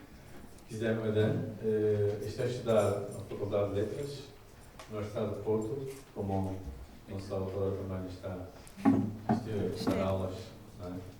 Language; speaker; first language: Portuguese; non-native, learner; Turkish